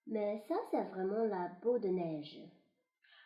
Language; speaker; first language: French; non-native, fluent; Chinese